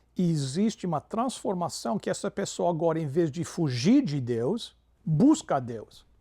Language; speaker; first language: Portuguese; non-native, fluent; English